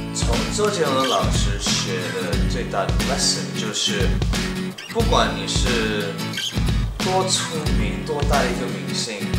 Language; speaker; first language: Chinese; non-native, local second language; English